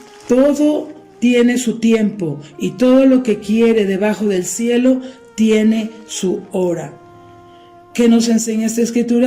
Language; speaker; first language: Spanish; native; Spanish